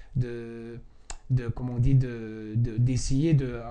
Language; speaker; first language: French; non-native, fluent; Chinese